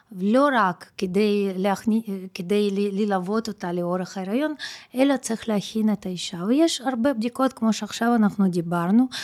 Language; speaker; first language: Hebrew; non-native, fluent; Russian